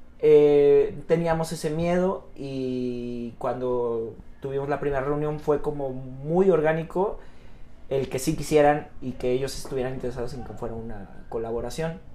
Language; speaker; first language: Spanish; native; Spanish